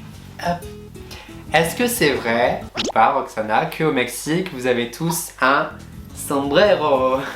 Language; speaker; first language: French; native; French